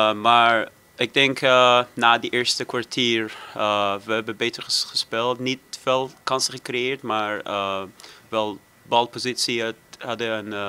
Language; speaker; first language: Dutch; non-native, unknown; Persian